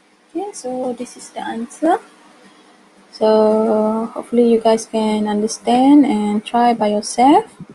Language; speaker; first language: English; non-native, local second language; Malay